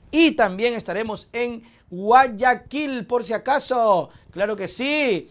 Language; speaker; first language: Spanish; native; Spanish